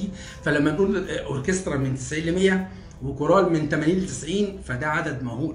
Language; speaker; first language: Arabic; native; Arabic